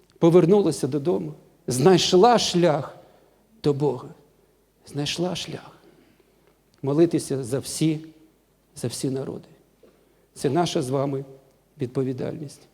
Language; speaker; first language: Ukrainian; non-native, local second language; Russian